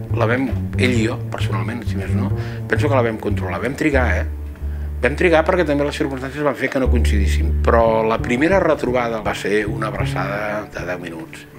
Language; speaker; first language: Catalan; native; Catalan